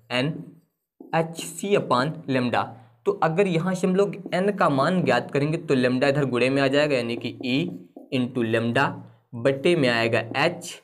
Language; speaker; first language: Hindi; native; Hindi